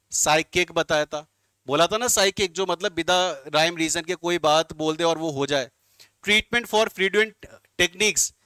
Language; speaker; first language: Hindi; native; Hindi